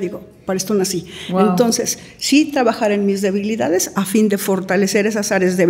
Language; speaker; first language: Spanish; native; Spanish